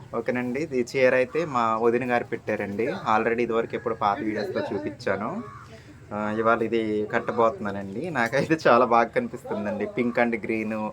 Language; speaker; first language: Telugu; native; Telugu